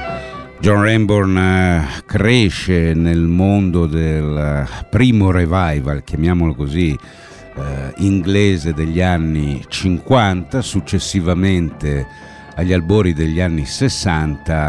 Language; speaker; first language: Italian; native; Italian